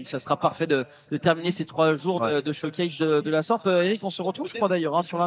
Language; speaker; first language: French; native; French